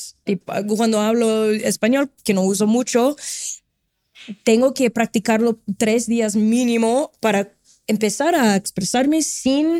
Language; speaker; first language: Spanish; non-native, fluent; Portuguese